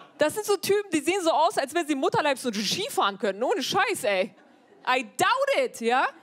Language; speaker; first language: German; early bilingual, other home language; Turkish